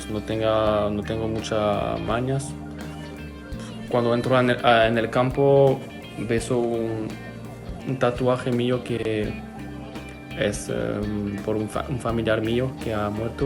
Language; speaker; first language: Spanish; non-native, fluent; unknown